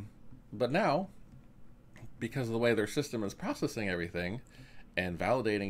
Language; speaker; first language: English; native; English